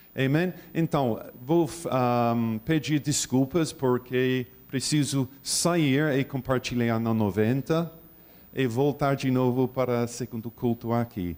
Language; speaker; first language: Portuguese; non-native, learner; English